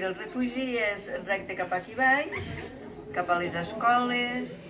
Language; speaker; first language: Catalan; native; Catalan